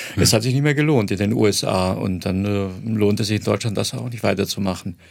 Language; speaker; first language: German; non-native, fluent; Croatian